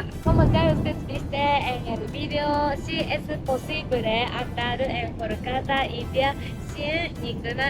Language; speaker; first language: Spanish; non-native, learner; Japanese